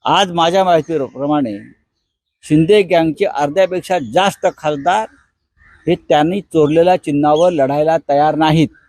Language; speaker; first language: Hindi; non-native, local second language; Marathi